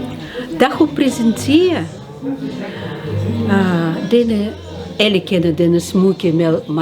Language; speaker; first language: Danish; non-native, learner; Russian